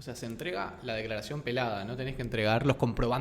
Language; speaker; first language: Spanish; native; Spanish